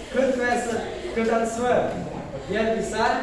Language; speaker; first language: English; non-native, learner; Indonesian